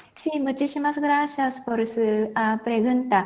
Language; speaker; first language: Spanish; non-native, fluent; Japanese